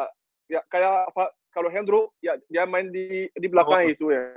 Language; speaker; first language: Indonesian; non-native, learner; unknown